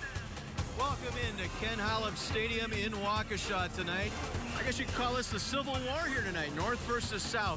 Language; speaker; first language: English; native; English